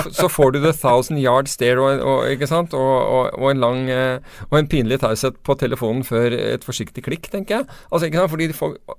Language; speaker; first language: Norwegian; non-native, fluent; English